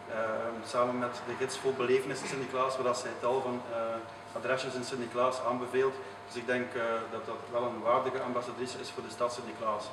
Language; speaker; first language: Dutch; native; Dutch